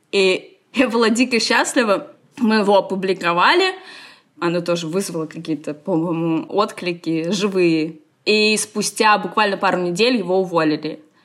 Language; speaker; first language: Russian; native; Russian